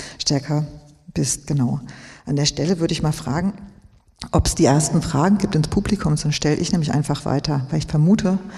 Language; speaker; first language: German; native; German